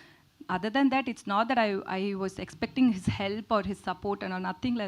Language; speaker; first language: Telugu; non-native, learner; Tamil